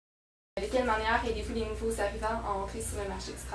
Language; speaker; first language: French; native; French